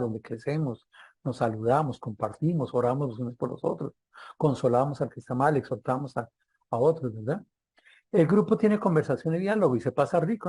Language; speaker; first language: Spanish; native; Spanish